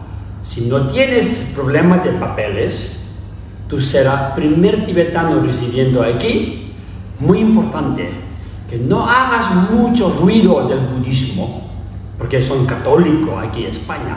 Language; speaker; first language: Spanish; non-native, learner; Tibetan